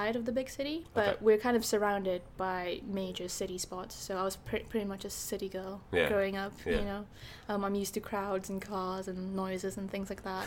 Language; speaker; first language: English; non-native, local second language; Malay